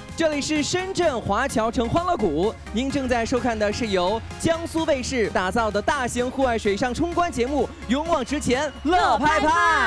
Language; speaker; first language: Chinese; native; Chinese